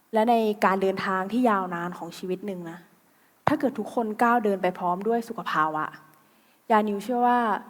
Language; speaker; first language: Thai; native; Thai